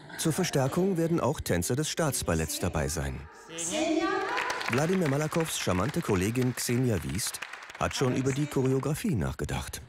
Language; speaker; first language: German; native; German